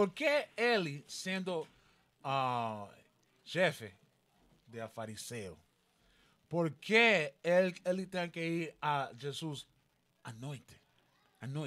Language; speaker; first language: Portuguese; non-native, learner; Spanish